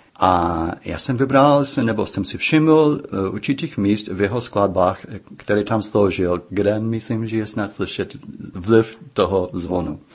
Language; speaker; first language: Czech; non-native, fluent; English